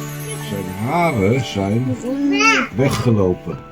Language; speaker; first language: Dutch; native; Dutch